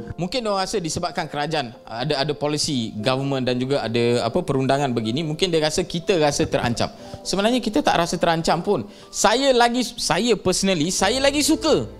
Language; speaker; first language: Malay; non-native, local second language; Tamil